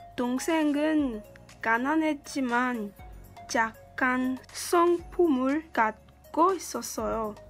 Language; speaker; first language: Korean; non-native, learner; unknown